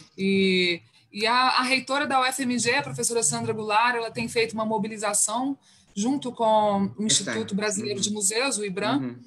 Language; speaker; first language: Portuguese; native; Portuguese